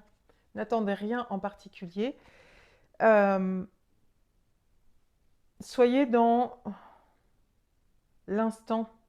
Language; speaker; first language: French; native; French